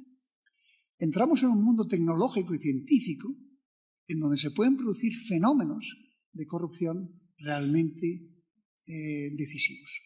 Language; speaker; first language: Spanish; native; Spanish